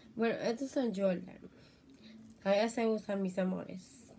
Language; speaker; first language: Spanish; early bilingual, heritage; Spanish